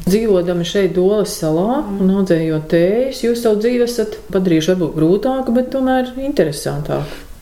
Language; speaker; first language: Latvian; native; Latvian